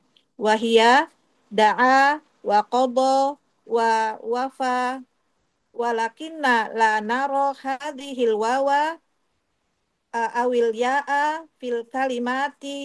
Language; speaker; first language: Arabic; non-native, learner; Indonesian